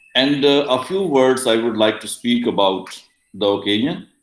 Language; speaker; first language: English; non-native, local second language; Urdu